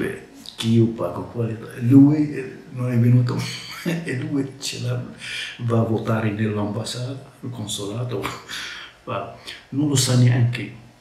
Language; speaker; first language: Italian; non-native, learner; Arabic